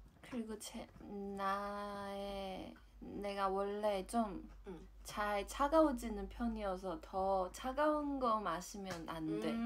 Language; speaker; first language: Korean; non-native, fluent; Chinese